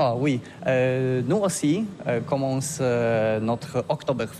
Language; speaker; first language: French; non-native, learner; Polish